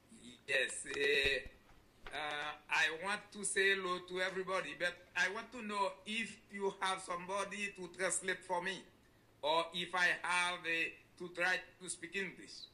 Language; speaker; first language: English; non-native, learner; Haitian Creole